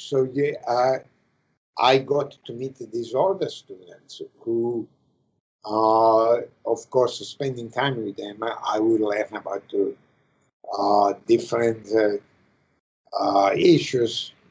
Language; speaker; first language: English; non-native, fluent; Italian